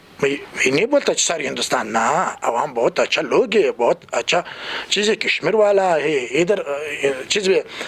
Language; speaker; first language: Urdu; non-native, learner; Pashto